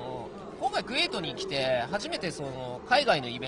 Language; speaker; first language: Japanese; native; Japanese